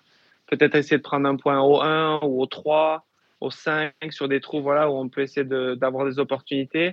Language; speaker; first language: French; native; French